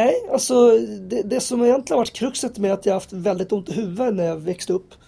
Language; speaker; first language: Swedish; native; Swedish